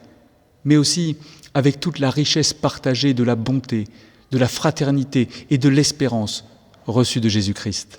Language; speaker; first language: French; native; French